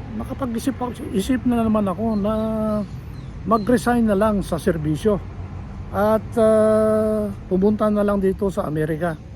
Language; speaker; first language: Filipino; native; Filipino